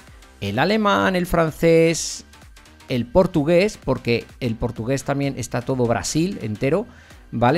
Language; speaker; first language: Spanish; native; Spanish